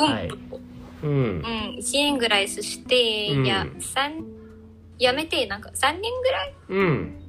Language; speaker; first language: Japanese; non-native, learner; Arabic